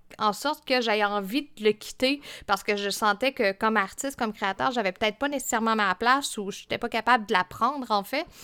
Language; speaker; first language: French; native; French